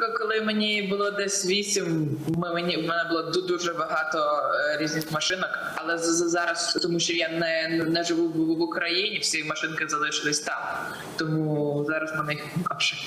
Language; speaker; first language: Ukrainian; non-native, local second language; Russian